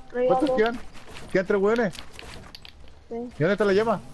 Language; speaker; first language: Spanish; native; Spanish